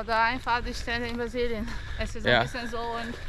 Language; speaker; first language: German; non-native, learner; Portuguese